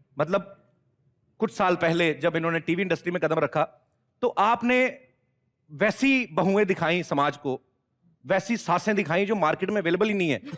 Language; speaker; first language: Hindi; non-native, local second language; Punjabi